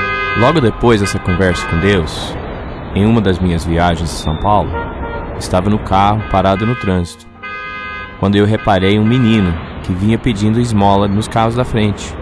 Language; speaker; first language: Portuguese; non-native, fluent; English